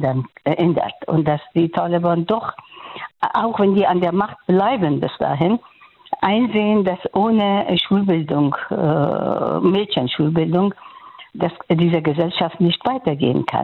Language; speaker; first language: German; non-native, fluent; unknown